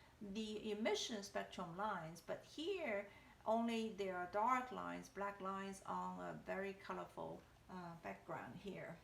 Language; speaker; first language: English; non-native, fluent; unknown